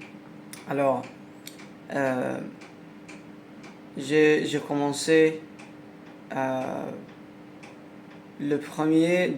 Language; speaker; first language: French; non-native, learner; Arabic